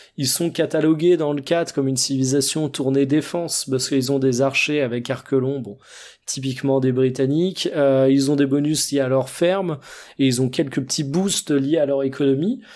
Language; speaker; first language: French; native; French